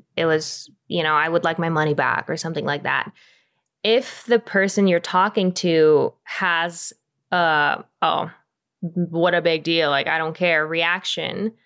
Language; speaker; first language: English; non-native, fluent; Romanian